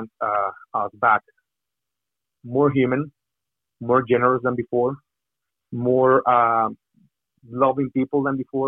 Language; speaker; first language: English; non-native, fluent; Spanish